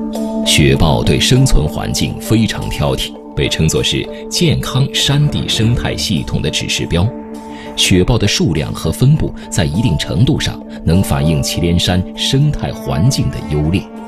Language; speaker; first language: Chinese; native; Chinese